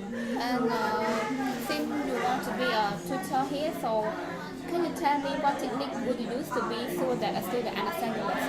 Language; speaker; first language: English; non-native, learner; Khmer